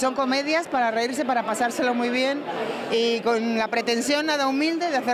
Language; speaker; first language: Spanish; native; Spanish